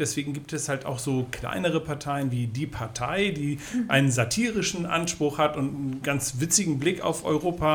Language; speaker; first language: German; native; German